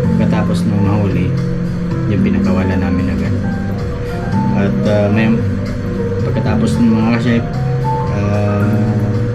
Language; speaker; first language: Filipino; non-native, local second language; Hiligaynon